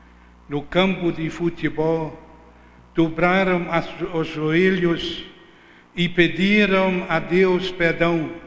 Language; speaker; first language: Portuguese; non-native, fluent; German